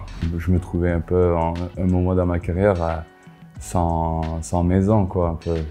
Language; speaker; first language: French; non-native, fluent; Afrikaans